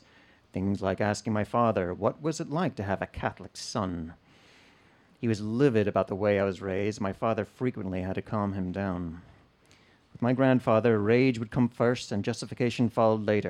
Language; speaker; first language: English; native; English